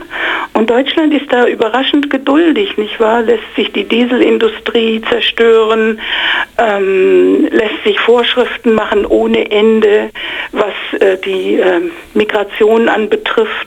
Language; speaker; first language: German; non-native, fluent; English